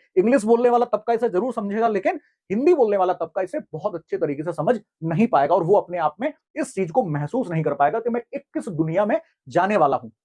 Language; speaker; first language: Hindi; native; Hindi